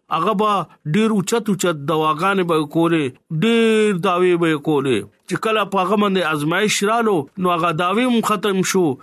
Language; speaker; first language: Pashto; non-native, local second language; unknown